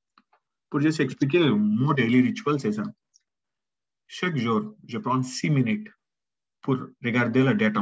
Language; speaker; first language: French; non-native, learner; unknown